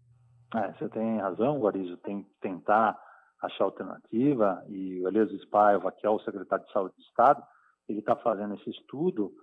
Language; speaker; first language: Portuguese; native; Portuguese